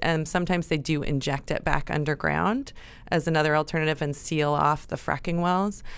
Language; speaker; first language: English; native; English